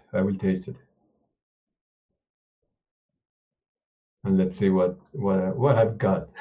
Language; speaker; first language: English; non-native, learner; Spanish